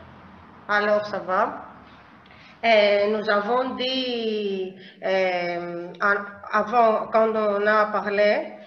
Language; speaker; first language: French; non-native, learner; Spanish